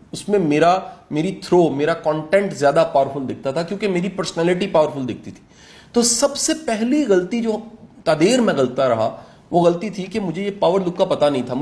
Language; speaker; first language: Urdu; non-native, local second language; Punjabi